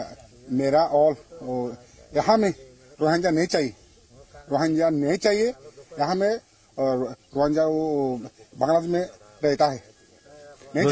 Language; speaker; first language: Hindi; non-native, learner; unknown